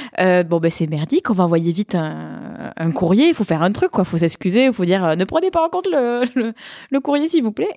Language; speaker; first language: French; native; French